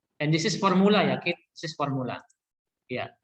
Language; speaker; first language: English; non-native, learner; Indonesian